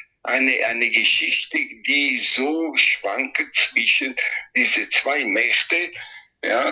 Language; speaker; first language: German; non-native, fluent; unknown